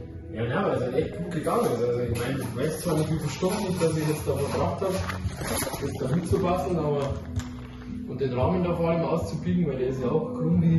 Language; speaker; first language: German; native; German